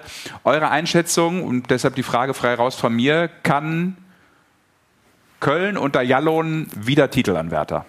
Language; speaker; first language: German; native; German